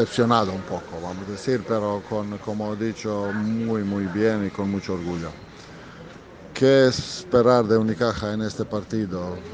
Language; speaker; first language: Spanish; non-native, learner; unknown